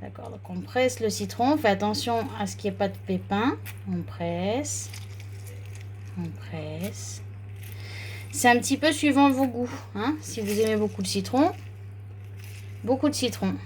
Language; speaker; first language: French; native; French